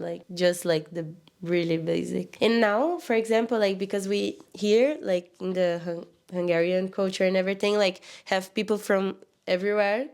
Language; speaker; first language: English; non-native, learner; Portuguese